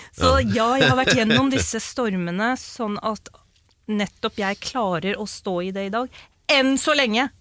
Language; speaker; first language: Norwegian; early bilingual, other home language; Urdu